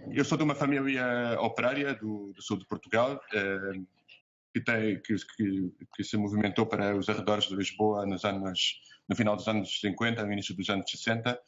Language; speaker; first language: Portuguese; native; Portuguese